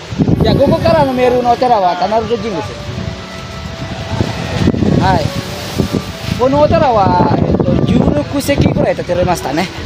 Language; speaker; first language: Japanese; non-native, fluent; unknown